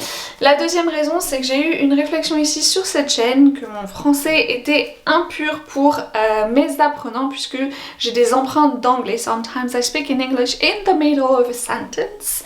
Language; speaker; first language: French; native; French